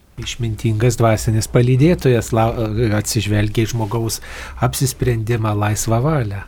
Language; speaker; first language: Lithuanian; native; Lithuanian